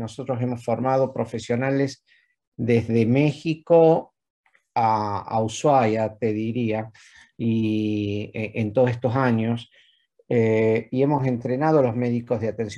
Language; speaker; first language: Spanish; native; Spanish